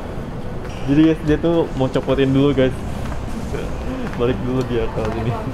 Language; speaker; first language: Indonesian; native; Indonesian